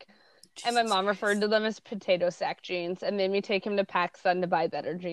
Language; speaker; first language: English; native; English